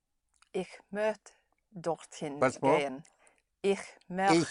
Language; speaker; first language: German; non-native, learner; English